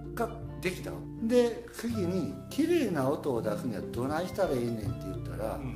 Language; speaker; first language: Japanese; native; Japanese